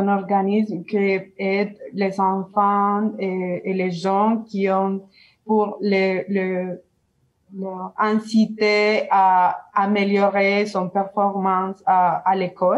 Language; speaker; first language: French; non-native, learner; Spanish